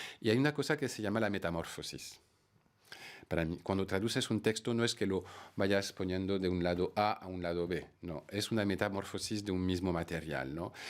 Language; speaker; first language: Spanish; non-native, fluent; French